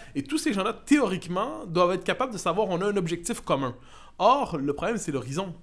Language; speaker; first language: French; native; French